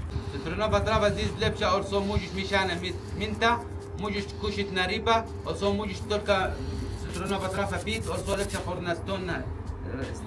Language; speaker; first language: Polish; non-native, learner; Arabic